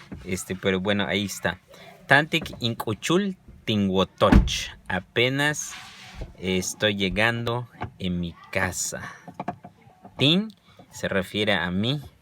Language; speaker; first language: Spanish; non-native, local second language; Yucateco